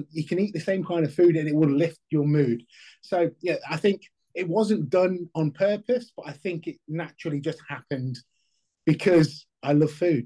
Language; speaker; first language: English; native; English